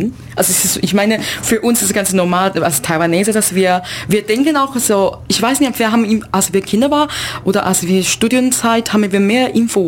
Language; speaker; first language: German; non-native, learner; Chinese